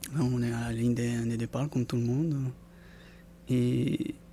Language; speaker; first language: French; non-native, fluent; Spanish